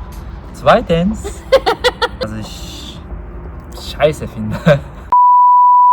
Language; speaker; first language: German; non-native, learner; Japanese